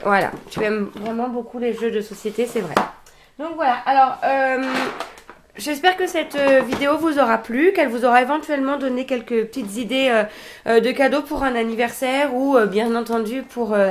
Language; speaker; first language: French; native; French